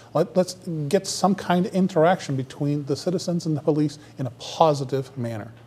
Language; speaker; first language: English; native; English